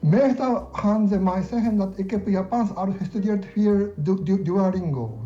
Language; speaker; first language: Dutch; non-native, learner; Japanese